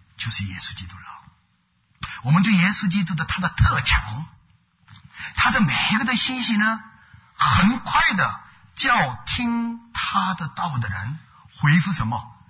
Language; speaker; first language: Chinese; non-native, fluent; Korean